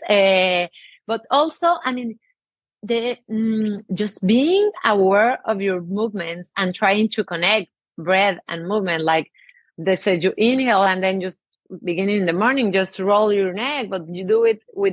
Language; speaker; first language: English; non-native, fluent; Spanish